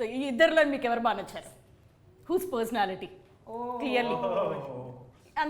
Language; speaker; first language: Telugu; native; Telugu